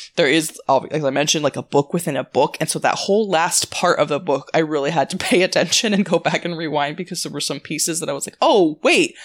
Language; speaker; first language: English; native; English